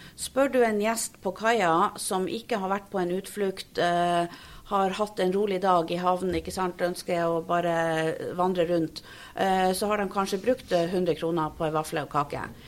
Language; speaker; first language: Norwegian; native; Norwegian